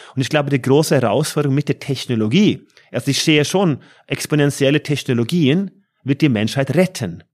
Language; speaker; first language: German; non-native, fluent; Norwegian